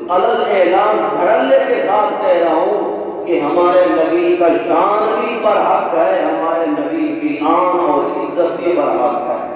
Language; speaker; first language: Urdu; non-native, local second language; Saraiki